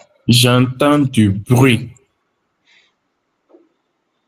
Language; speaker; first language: French; non-native, fluent; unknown